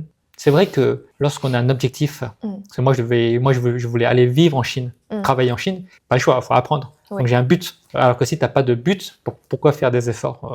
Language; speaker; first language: French; native; French